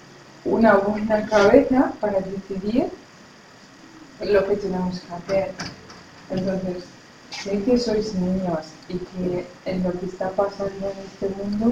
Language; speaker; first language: Spanish; non-native, fluent; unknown